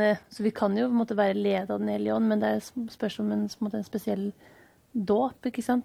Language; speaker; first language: Norwegian; native; Norwegian